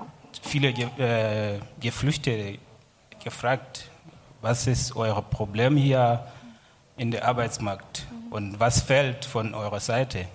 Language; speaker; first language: German; non-native, learner; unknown